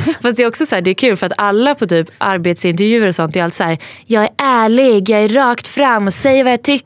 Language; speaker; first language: Swedish; native; Swedish